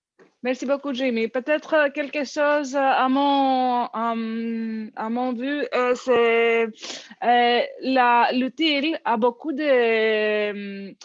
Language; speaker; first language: French; non-native, learner; English